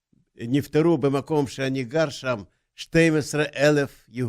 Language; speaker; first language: Hebrew; non-native, fluent; Russian